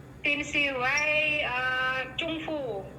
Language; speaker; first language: Cantonese; non-native, learner; Indonesian